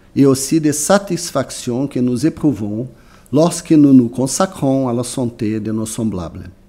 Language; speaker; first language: French; non-native, fluent; Portuguese